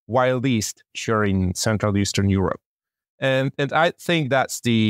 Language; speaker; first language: English; non-native, fluent; Polish